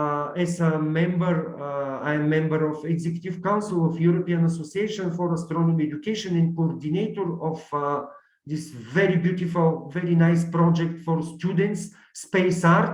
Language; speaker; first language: English; non-native, learner; Bulgarian